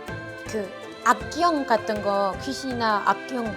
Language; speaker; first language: Korean; non-native, fluent; French